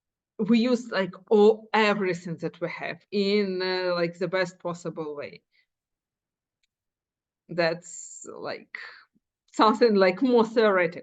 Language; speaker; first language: English; non-native, fluent; Ukrainian